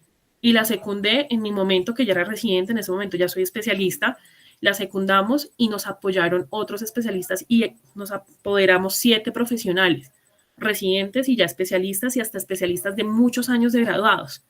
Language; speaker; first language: Spanish; native; Spanish